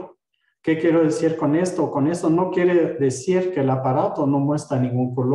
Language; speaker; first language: Spanish; non-native, fluent; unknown